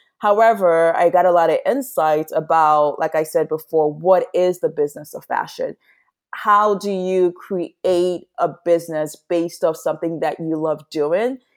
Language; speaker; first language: English; non-native, local second language; Yoruba